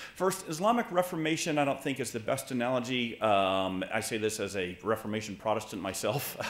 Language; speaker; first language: English; native; English